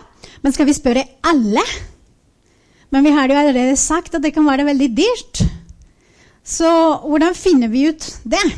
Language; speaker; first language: Norwegian; non-native, fluent; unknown